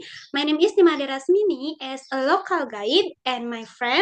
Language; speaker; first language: English; non-native, learner; Indonesian